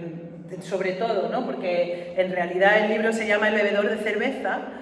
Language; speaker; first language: Spanish; native; Spanish